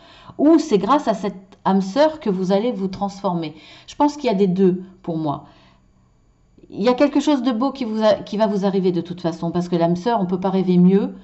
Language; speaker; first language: French; native; French